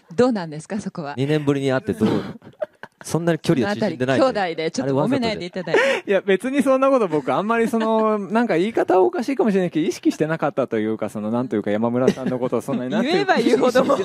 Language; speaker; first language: Japanese; native; Japanese